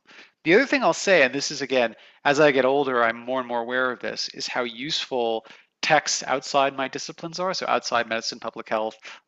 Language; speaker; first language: English; native; English